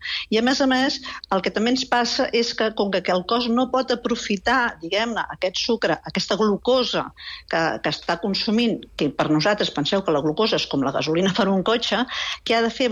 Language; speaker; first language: Catalan; native; Catalan